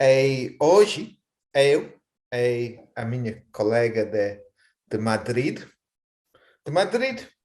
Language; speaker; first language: Portuguese; non-native, fluent; English